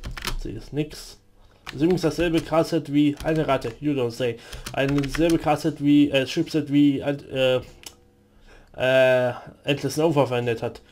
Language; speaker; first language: German; native; German